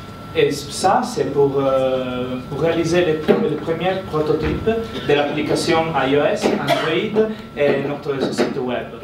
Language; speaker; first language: French; non-native, fluent; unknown